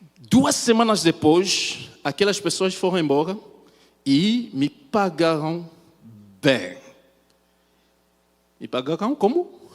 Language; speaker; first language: Portuguese; non-native, fluent; French